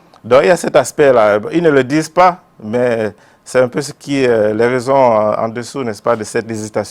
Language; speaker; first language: French; native; French